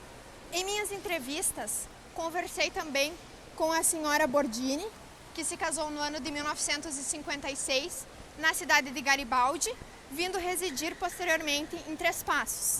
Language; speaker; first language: Portuguese; native; Portuguese